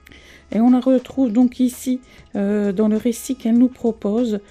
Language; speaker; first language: French; native; French